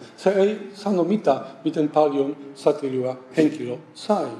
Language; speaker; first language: Finnish; non-native, fluent; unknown